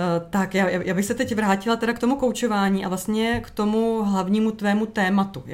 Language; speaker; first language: Czech; native; Czech